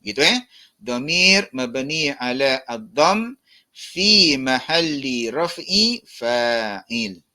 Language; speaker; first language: Arabic; non-native, fluent; Malay